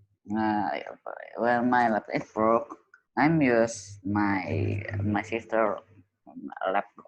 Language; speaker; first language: English; non-native, learner; Indonesian